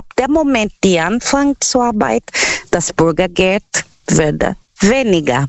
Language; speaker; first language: German; non-native, learner; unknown